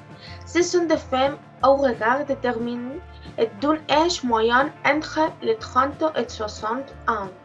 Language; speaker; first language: French; non-native, learner; Spanish